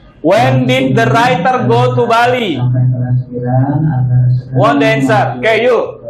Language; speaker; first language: English; non-native, learner; Indonesian